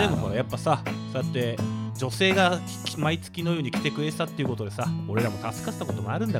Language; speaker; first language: Japanese; native; Japanese